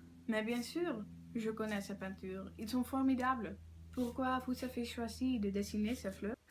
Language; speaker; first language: French; non-native, learner; Dutch